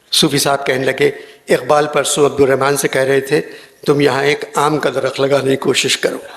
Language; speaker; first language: Urdu; native; Urdu